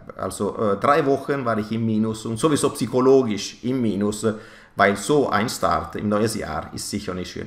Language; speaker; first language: German; non-native, fluent; Italian